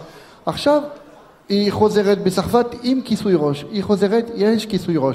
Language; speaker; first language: Hebrew; non-native, learner; French